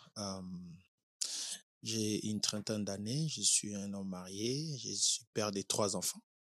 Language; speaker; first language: French; non-native, local second language; Lingala